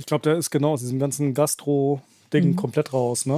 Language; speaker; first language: German; native; German